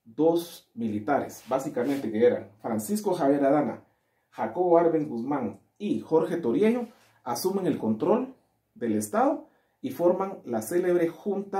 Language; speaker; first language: Spanish; native; Spanish